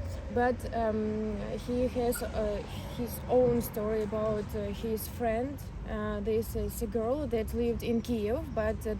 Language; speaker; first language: English; non-native, learner; Ukrainian